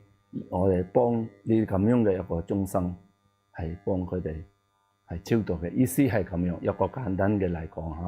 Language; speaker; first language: Cantonese; non-native, learner; Tibetan